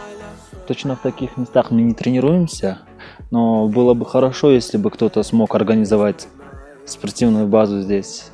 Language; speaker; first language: Russian; native; Russian